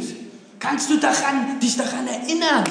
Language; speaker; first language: German; non-native, fluent; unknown